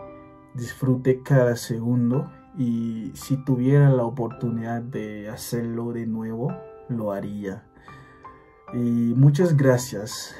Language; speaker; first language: Spanish; non-native, fluent; Haitian Creole